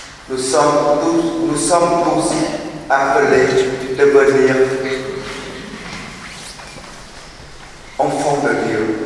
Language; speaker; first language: French; non-native, fluent; Vietnamese